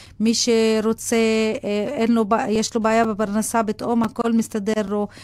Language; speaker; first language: Hebrew; non-native, local second language; Arabic